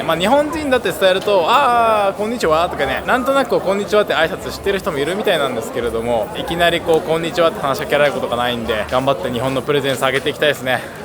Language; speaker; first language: Japanese; native; Japanese